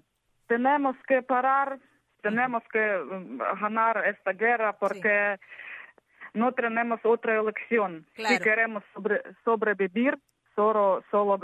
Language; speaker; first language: Spanish; non-native, learner; Ukrainian